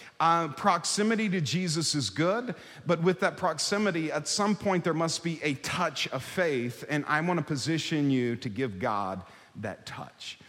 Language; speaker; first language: English; native; English